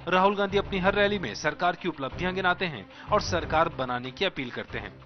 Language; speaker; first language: Hindi; native; Hindi